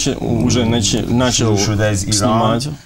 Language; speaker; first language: Russian; non-native, fluent; Persian